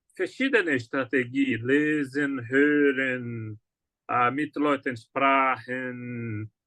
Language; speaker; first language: German; non-native, learner; Portuguese